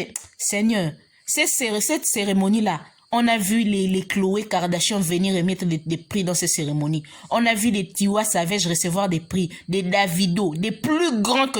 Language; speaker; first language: French; non-native, local second language; Lingala